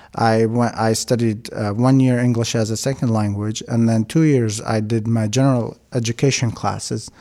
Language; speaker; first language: English; non-native, fluent; Syriac